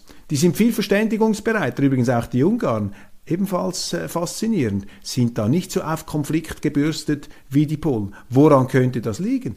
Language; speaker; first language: German; native; German